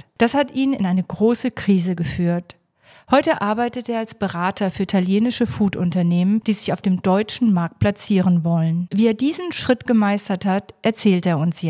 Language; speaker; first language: German; native; German